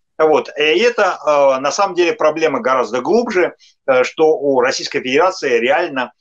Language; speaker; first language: Russian; native; Russian